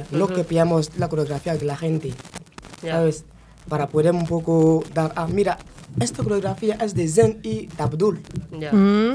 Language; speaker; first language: Spanish; non-native, fluent; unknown